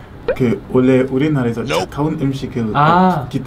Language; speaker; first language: Korean; non-native, learner; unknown